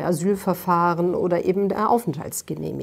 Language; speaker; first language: German; native; German